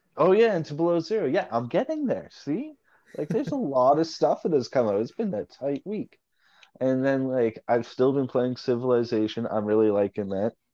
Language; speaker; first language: English; native; English